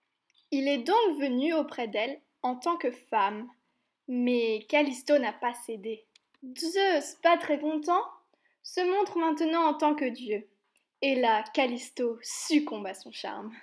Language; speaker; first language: French; native; French